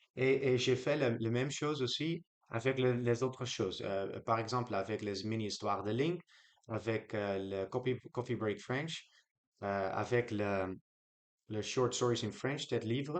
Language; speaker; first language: French; non-native, learner; Dutch